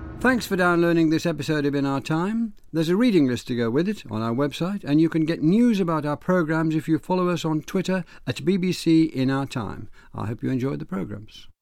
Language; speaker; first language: English; native; English